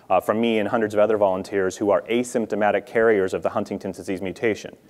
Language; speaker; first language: English; native; English